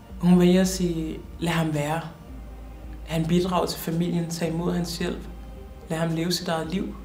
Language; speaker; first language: Danish; early bilingual, other home language; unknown